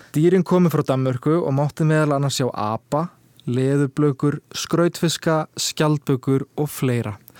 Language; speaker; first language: Icelandic; early bilingual, heritage; Icelandic